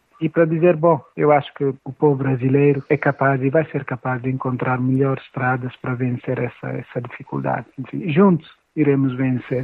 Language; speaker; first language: Portuguese; non-native, local second language; Upper Guinea Crioulo